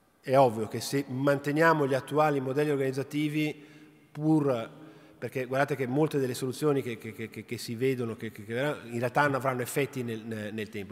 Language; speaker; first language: Italian; native; Italian